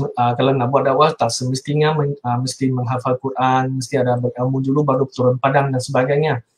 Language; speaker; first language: Malay; non-native, local second language; Chinese